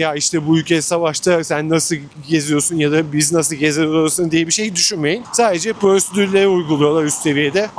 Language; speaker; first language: Turkish; native; Turkish